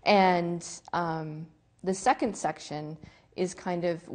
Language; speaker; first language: English; native; English